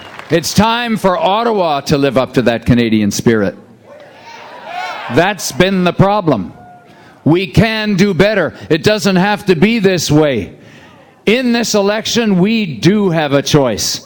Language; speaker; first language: English; native; English